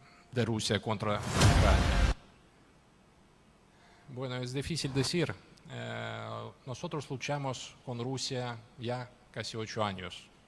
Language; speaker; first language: Spanish; non-native, fluent; Ukrainian